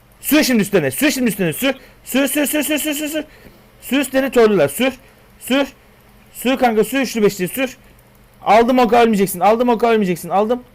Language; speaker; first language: Turkish; native; Turkish